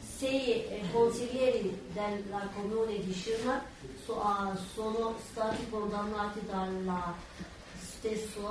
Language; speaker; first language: Italian; non-native, learner; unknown